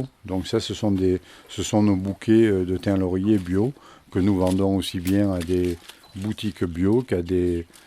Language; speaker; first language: French; native; French